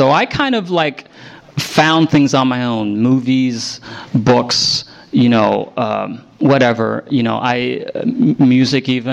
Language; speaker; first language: English; native; English